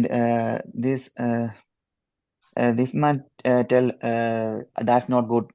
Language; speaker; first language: English; non-native, learner; Malayalam